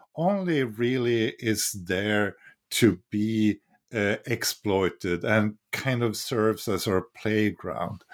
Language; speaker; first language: English; non-native, fluent; Swedish